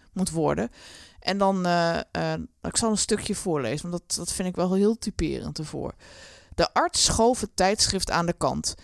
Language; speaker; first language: Dutch; native; Dutch